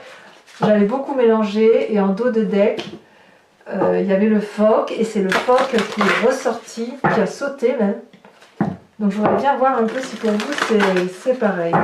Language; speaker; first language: French; native; French